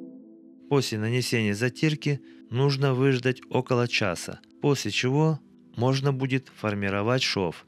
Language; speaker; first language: Russian; native; Russian